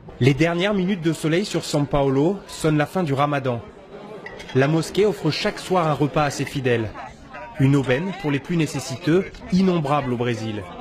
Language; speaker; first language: French; native; French